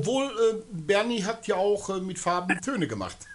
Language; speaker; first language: German; native; German